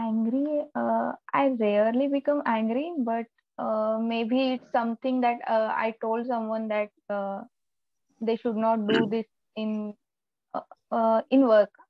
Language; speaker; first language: English; non-native, local second language; Marathi